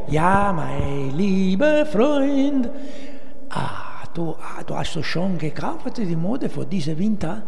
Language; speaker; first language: German; non-native, learner; Italian